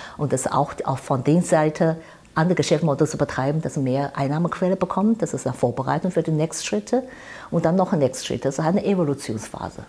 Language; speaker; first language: German; non-native, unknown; Chinese